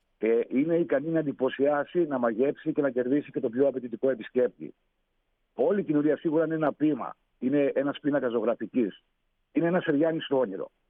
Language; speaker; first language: Greek; native; Greek